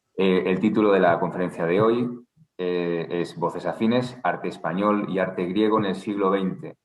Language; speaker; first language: Spanish; native; Spanish